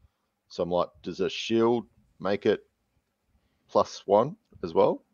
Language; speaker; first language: English; native; English